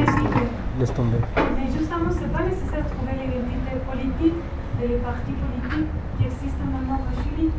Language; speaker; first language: French; non-native, fluent; Spanish